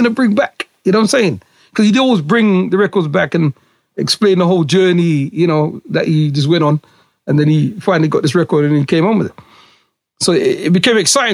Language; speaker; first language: English; native; English